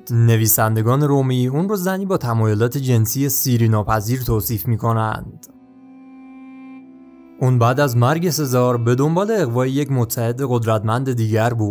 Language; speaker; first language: Persian; native; Persian